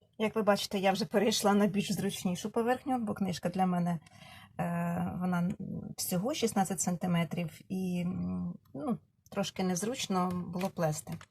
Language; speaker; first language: Ukrainian; non-native, local second language; Russian